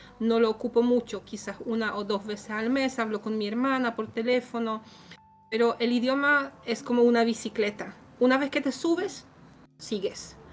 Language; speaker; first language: Spanish; non-native, fluent; Polish